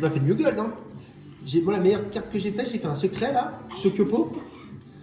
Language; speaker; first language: French; native; French